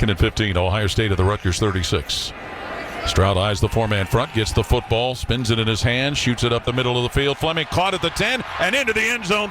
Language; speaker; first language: English; native; English